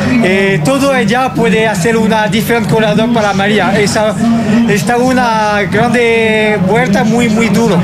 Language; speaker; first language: Spanish; non-native, learner; French